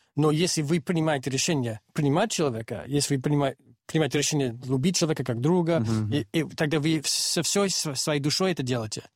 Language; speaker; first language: Russian; non-native, fluent; English